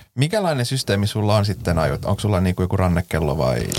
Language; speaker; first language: Finnish; non-native, local second language; Swedish